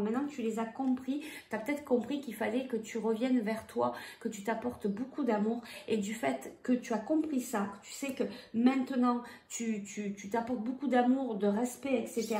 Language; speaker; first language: French; native; French